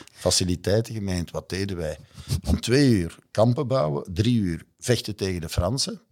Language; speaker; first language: Dutch; native; Dutch